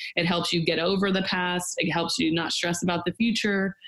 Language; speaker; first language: English; native; English